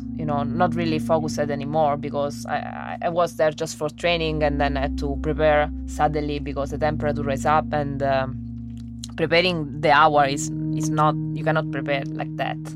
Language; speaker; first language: English; non-native, fluent; Italian